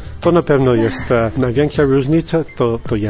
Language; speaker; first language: Polish; non-native, fluent; English